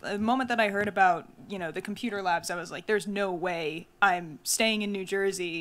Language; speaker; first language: English; native; English